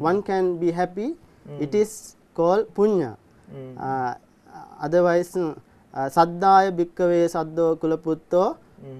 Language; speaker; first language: English; non-native, learner; Sinhala